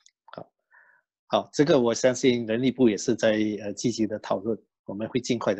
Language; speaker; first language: Chinese; native; Chinese